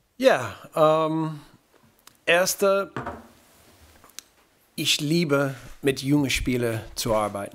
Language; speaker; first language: German; non-native, fluent; English